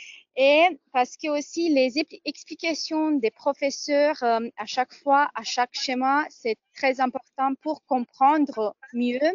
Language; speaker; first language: French; non-native, fluent; Romanian